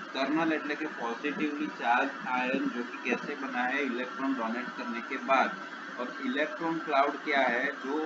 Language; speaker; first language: Hindi; non-native, local second language; Gujarati